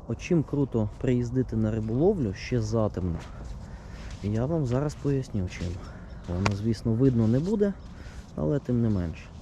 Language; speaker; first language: Ukrainian; non-native, local second language; Russian